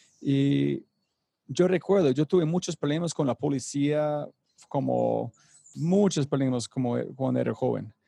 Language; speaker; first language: Spanish; non-native, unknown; English